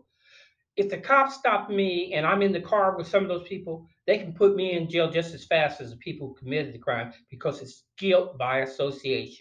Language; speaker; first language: English; native; English